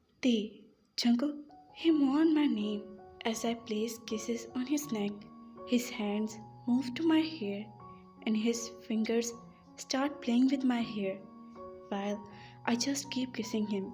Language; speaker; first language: English; non-native, local second language; Urdu